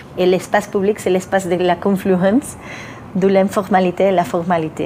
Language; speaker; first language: French; non-native, fluent; Spanish